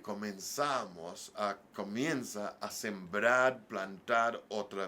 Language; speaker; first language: Spanish; non-native, learner; English